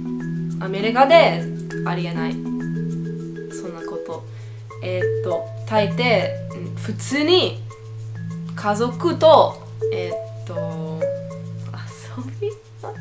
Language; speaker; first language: Japanese; non-native, learner; English